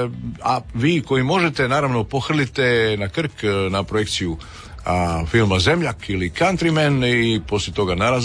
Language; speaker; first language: Serbian; native; Serbian